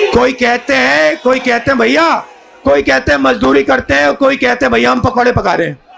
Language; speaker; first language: Hindi; native; Hindi